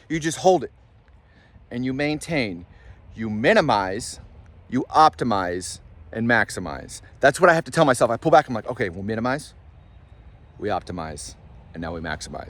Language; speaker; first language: English; native; English